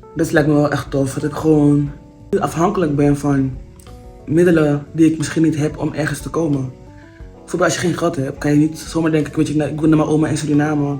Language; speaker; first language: Dutch; native; Dutch